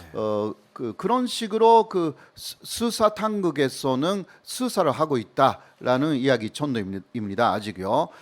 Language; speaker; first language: Korean; non-native, fluent; Japanese